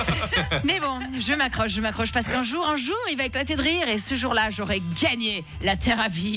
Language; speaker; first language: French; native; French